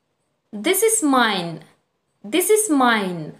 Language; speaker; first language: English; non-native, local second language; Kannada